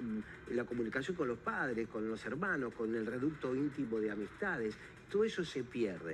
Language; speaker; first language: Spanish; native; Spanish